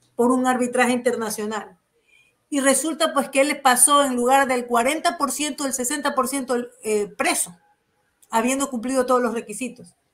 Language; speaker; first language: Spanish; native; Spanish